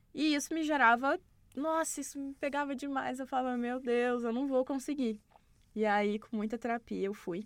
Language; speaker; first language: Portuguese; native; Portuguese